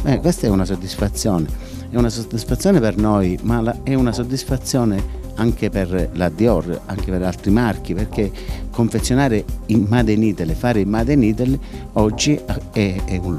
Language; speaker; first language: Italian; native; Italian